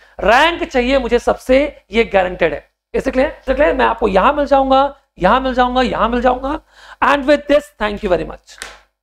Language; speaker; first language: Hindi; native; Hindi